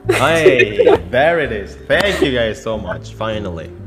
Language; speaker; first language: English; non-native, fluent; Indonesian